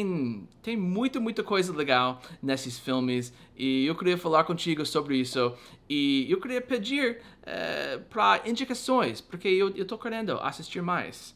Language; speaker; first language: Portuguese; non-native, fluent; English